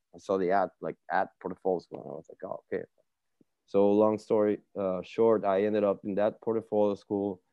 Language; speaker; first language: English; non-native, fluent; Spanish